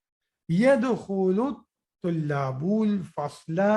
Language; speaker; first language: Arabic; non-native, fluent; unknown